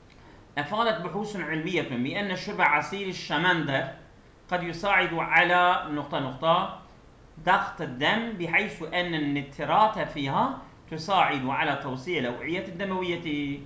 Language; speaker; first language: Arabic; non-native, fluent; Turkish